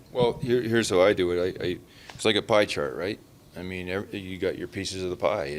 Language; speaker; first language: English; native; English